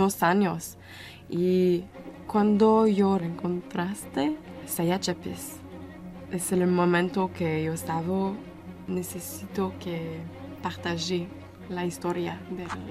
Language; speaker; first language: Spanish; non-native, learner; French